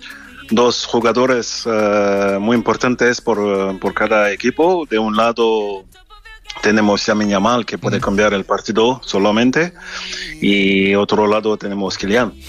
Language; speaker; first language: Spanish; non-native, fluent; French